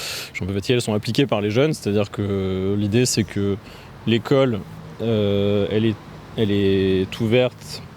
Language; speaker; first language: French; native; French